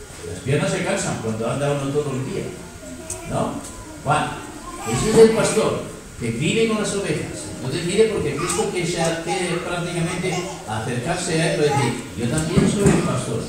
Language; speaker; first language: Spanish; native; Spanish